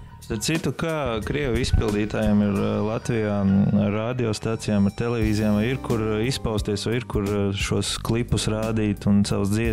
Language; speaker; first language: Latvian; native; Latvian